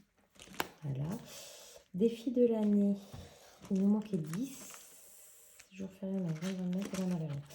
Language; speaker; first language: French; native; French